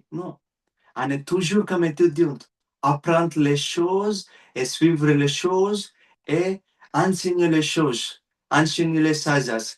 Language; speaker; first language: French; non-native, learner; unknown